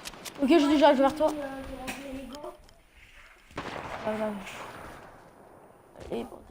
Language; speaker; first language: French; native; French